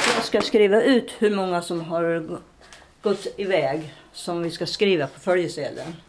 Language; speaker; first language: Swedish; native; Swedish